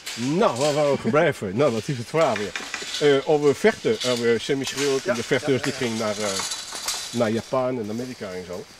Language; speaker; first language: Dutch; non-native, fluent; French